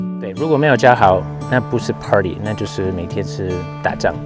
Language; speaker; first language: Chinese; non-native, fluent; English